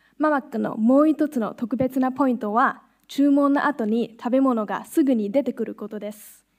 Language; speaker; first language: Japanese; non-native, fluent; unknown